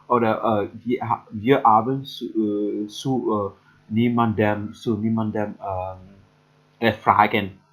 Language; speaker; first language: German; non-native, learner; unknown